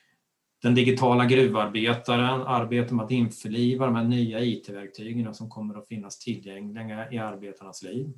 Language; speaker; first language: Swedish; native; Swedish